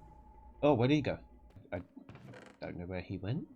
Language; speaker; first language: English; native; English